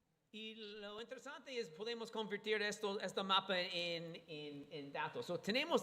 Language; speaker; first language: Spanish; non-native, fluent; English